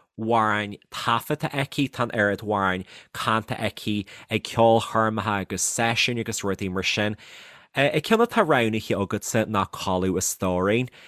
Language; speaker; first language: Irish; native; Irish